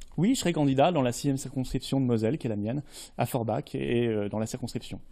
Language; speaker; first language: French; native; French